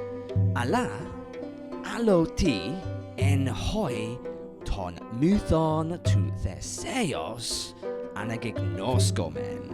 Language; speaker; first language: Greek; non-native, fluent; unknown